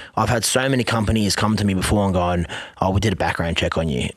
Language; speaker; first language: English; native; English